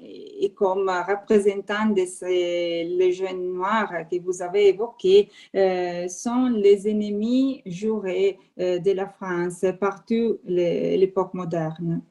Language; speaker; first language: French; non-native, fluent; Italian